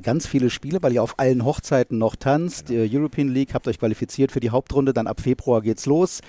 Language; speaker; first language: German; native; German